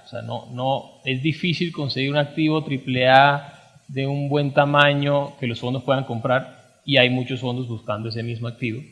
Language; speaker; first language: Spanish; native; Spanish